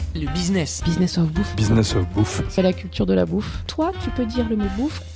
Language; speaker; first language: French; non-native, fluent; English